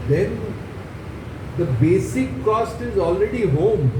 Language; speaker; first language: English; non-native, local second language; Marathi